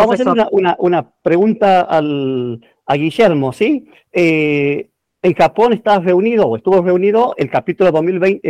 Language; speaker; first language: Spanish; native; Spanish